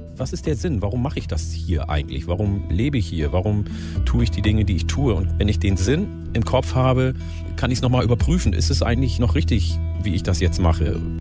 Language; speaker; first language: German; early bilingual, other home language; Oromo